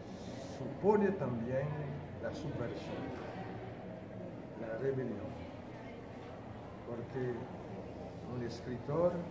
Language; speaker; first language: Spanish; non-native, fluent; Haitian Creole